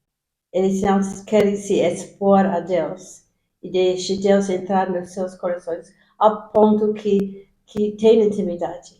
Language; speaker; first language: Portuguese; non-native, fluent; English